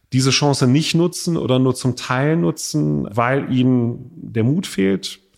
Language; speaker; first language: German; native; German